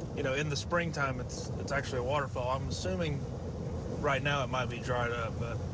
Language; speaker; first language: English; native; English